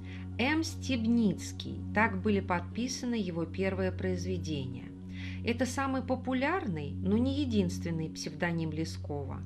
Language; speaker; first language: Russian; native; Russian